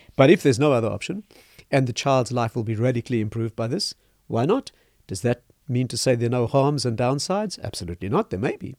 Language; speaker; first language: English; native; English